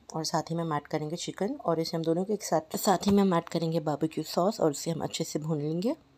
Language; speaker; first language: Hindi; non-native, local second language; Urdu